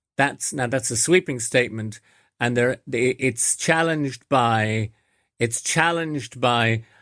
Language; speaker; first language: English; native; English